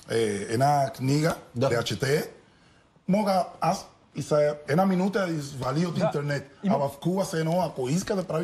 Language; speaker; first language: Bulgarian; non-native, learner; Spanish